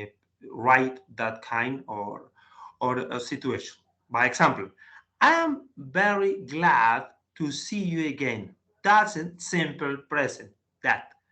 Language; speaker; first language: English; non-native, learner; Spanish